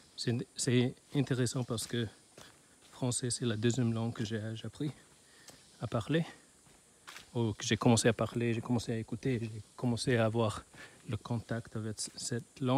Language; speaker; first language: French; non-native, learner; Chinese